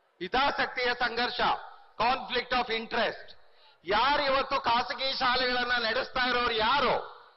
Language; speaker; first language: Kannada; native; Kannada